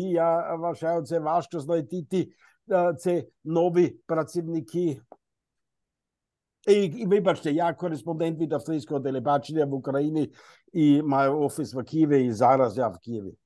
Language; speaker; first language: Ukrainian; non-native, fluent; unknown